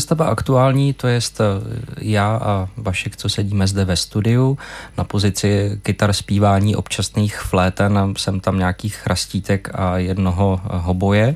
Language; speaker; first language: Czech; native; Czech